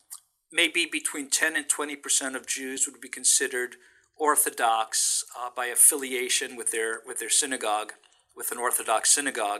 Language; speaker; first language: English; native; English